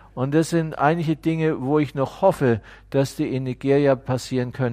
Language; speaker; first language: German; native; German